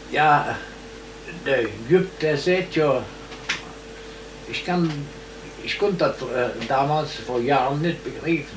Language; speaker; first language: German; native; German